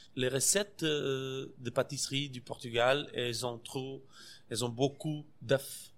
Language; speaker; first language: French; non-native, fluent; Portuguese